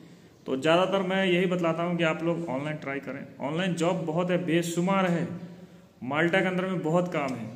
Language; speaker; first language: Hindi; native; Hindi